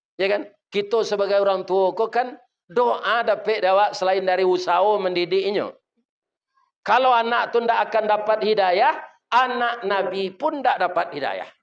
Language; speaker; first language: Malay; non-native, local second language; Minangkabau